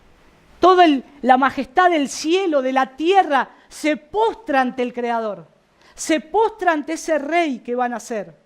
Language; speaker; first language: Spanish; native; Spanish